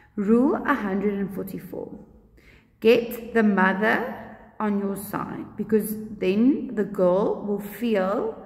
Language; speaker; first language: English; non-native, local second language; Afrikaans